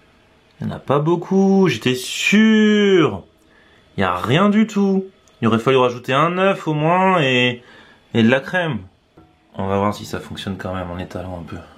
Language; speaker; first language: French; native; French